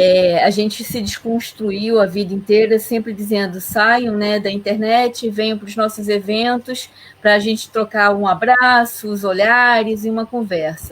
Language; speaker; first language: Portuguese; native; Portuguese